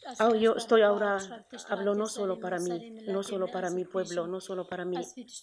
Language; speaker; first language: Spanish; non-native, learner; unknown